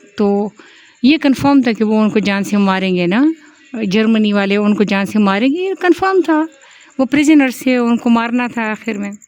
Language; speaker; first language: Urdu; non-native, local second language; Pashto